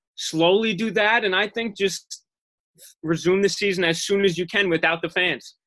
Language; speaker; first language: English; native; English